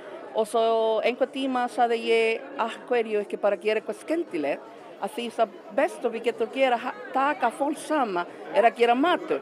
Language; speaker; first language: Icelandic; non-native, learner; Spanish